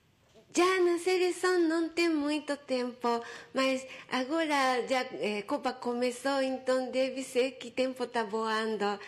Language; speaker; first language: Portuguese; non-native, fluent; Japanese